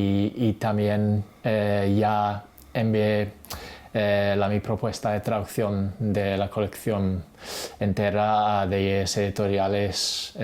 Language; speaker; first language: Spanish; non-native, fluent; English